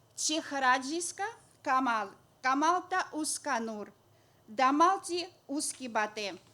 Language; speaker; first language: Hindi; non-native, learner; Russian